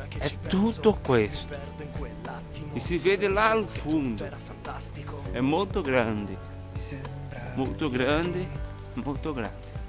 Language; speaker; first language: Italian; non-native, fluent; Portuguese